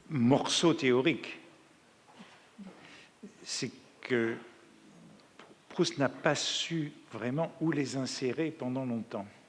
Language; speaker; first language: French; native; French